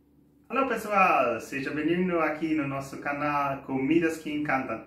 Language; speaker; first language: Portuguese; non-native, fluent; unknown